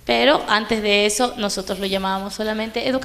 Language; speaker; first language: Spanish; native; Spanish